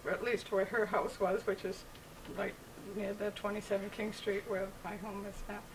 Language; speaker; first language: English; native; English